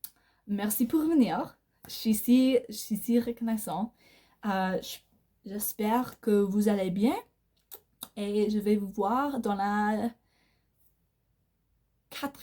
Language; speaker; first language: French; non-native, learner; English